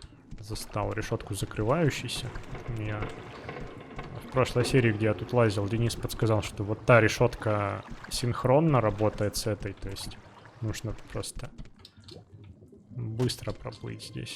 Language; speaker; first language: Russian; native; Russian